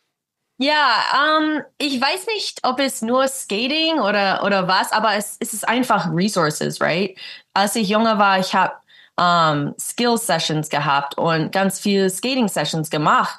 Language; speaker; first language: German; early bilingual, heritage; English